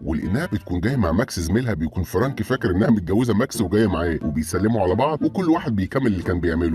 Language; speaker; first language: Arabic; native; Arabic